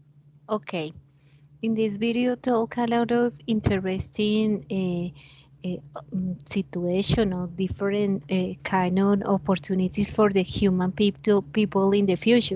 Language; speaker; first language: English; non-native, learner; Spanish